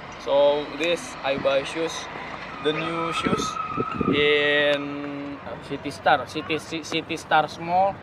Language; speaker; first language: English; non-native, learner; Indonesian